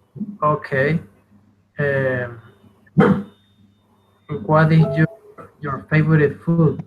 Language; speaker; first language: English; non-native, learner; Spanish